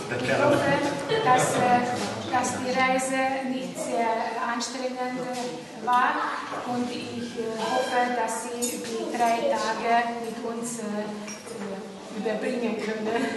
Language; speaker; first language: German; non-native, fluent; Hungarian